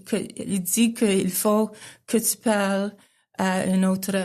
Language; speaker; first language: French; non-native, local second language; English